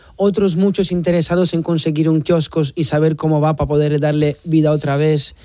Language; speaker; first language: Spanish; non-native, fluent; Italian